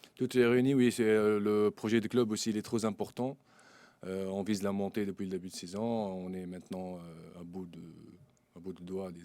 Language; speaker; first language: French; non-native, local second language; Arabic